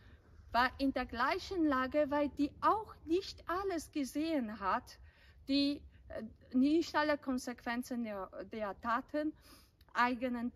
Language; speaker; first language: German; non-native, fluent; Polish